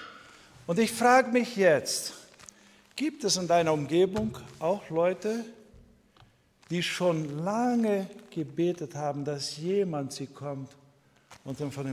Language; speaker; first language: German; non-native, fluent; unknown